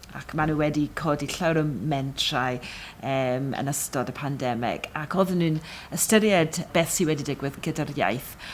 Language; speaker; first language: Welsh; non-native, fluent; English